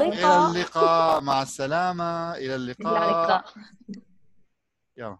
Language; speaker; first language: Arabic; non-native, fluent; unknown